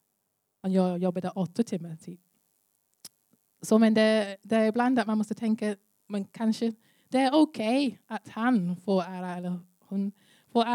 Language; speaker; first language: Swedish; non-native, learner; English